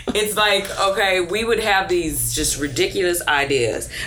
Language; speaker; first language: English; native; English